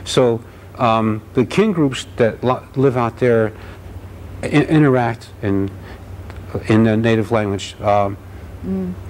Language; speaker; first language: English; native; English